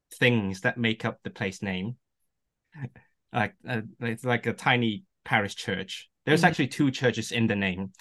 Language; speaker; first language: English; non-native, local second language; Cantonese